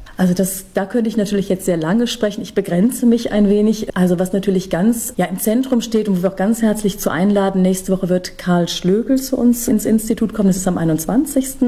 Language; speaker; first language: German; native; German